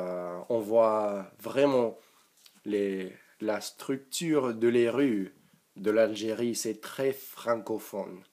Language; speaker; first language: French; non-native, learner; English